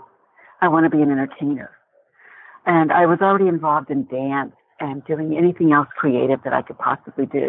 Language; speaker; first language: English; native; English